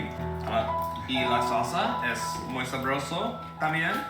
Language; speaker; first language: Spanish; non-native, learner; English